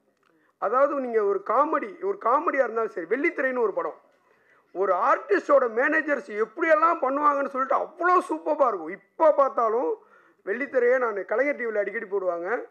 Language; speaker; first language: Tamil; native; Tamil